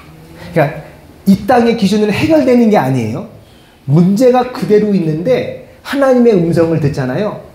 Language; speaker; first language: Korean; native; Korean